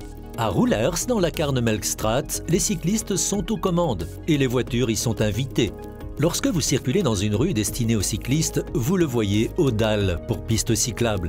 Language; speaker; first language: French; native; French